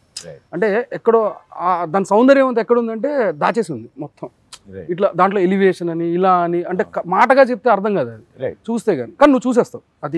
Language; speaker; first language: Telugu; native; Telugu